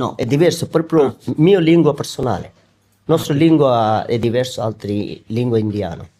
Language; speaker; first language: Italian; non-native, learner; Bangla